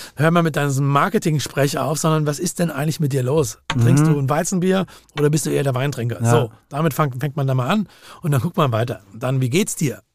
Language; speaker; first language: German; native; German